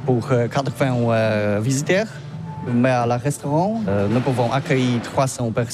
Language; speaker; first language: French; non-native, learner; Polish